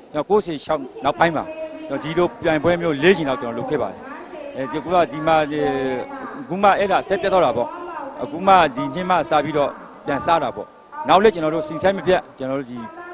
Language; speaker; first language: Burmese; native; Burmese